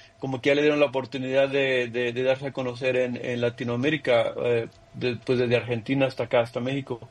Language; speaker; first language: Spanish; early bilingual, heritage; Spanish